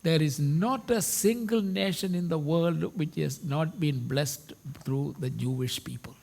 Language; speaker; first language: English; non-native, local second language; Hindi